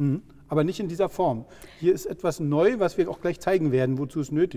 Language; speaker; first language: German; native; German